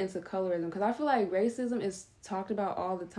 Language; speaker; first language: English; native; English